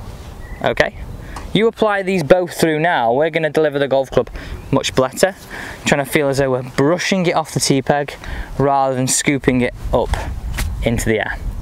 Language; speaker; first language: English; native; English